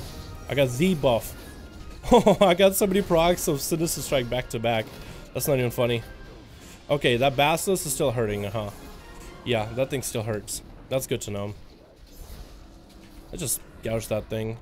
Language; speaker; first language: English; native; English